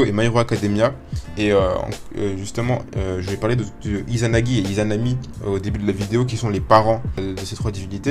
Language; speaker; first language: French; native; French